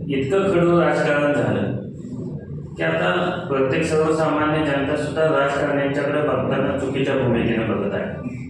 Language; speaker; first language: Marathi; native; Marathi